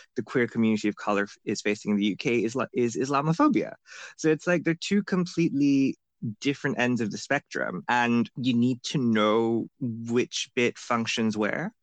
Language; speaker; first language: English; non-native, local second language; Bangla